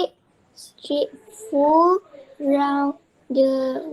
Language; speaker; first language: English; non-native, learner; Malay